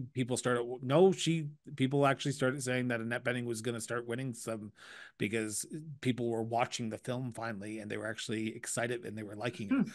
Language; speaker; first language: English; native; English